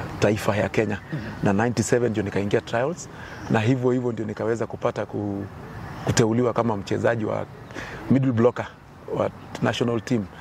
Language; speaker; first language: Swahili; non-native, local second language; Kalenjin